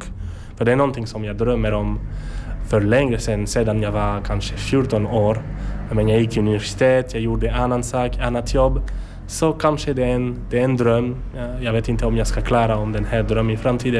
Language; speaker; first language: Swedish; non-native, learner; French